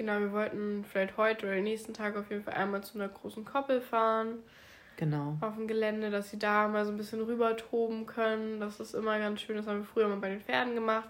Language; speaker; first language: German; native; German